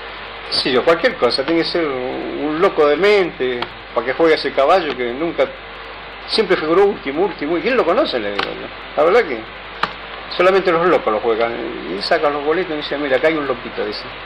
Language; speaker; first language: Spanish; native; Spanish